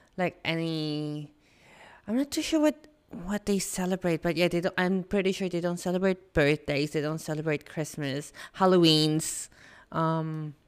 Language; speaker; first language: English; non-native, local second language; Filipino